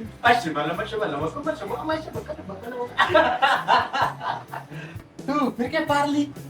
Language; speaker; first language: Italian; non-native, learner; Bangla